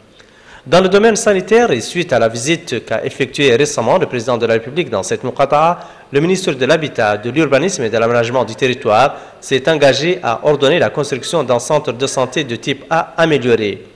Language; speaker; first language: French; non-native, local second language; Arabic